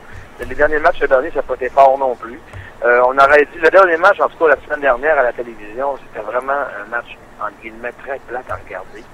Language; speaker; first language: French; native; French